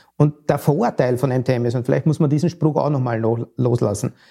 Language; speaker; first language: German; native; German